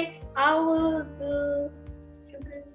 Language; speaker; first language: English; non-native, learner; Indonesian